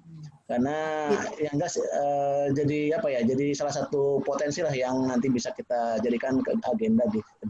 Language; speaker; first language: Indonesian; native; Indonesian